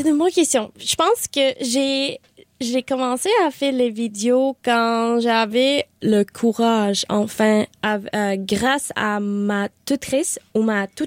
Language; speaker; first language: French; non-native, learner; Spanish